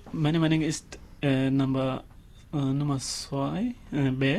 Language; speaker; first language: German; non-native, learner; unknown